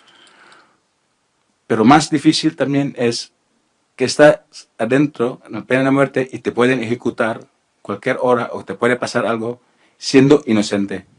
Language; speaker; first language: Spanish; non-native, learner; Filipino